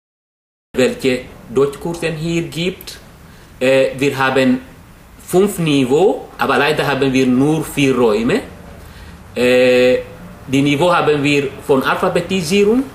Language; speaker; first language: German; non-native, fluent; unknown